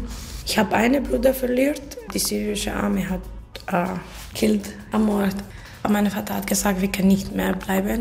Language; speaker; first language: German; non-native, learner; Arabic